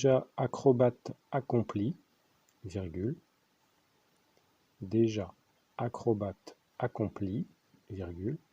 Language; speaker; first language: French; native; French